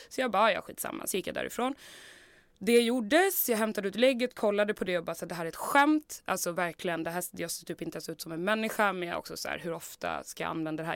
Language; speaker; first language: Swedish; native; Swedish